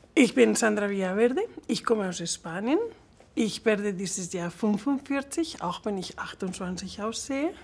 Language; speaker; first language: German; non-native, fluent; Spanish